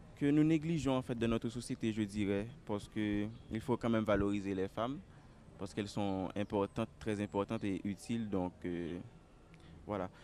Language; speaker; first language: French; native; French